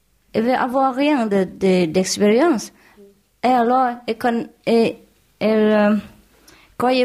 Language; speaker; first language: French; non-native, learner; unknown